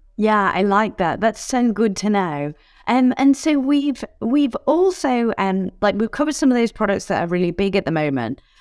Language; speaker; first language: English; native; English